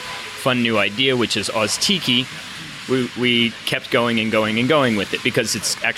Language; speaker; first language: English; native; English